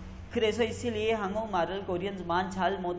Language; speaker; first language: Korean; non-native, learner; Urdu